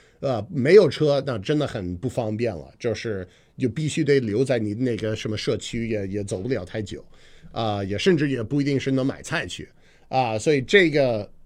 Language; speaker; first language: Chinese; non-native, fluent; English